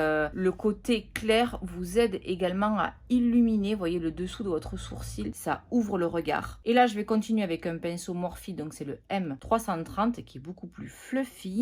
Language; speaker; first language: French; native; French